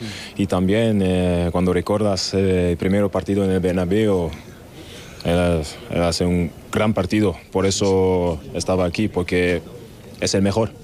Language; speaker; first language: Spanish; non-native, learner; German